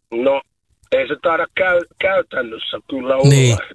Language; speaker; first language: Finnish; native; Finnish